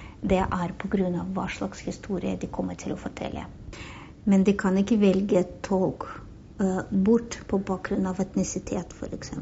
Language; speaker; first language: Norwegian; non-native, fluent; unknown